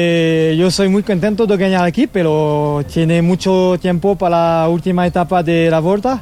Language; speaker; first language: Spanish; non-native, learner; French